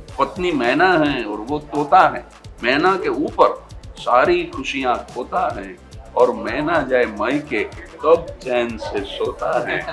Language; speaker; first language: Hindi; non-native, local second language; Gujarati